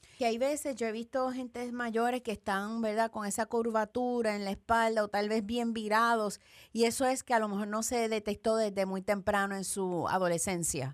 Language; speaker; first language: Spanish; native; Spanish